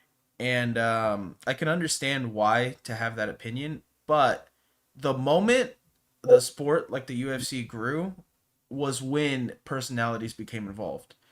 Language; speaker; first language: English; native; English